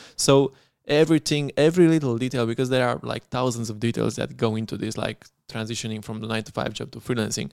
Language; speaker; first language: English; non-native, fluent; Romanian